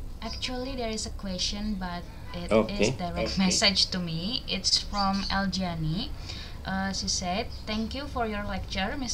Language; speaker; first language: English; non-native, learner; Indonesian